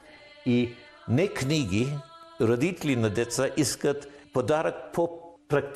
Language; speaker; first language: Bulgarian; non-native, learner; English